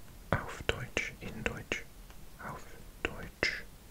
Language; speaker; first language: German; non-native, learner; English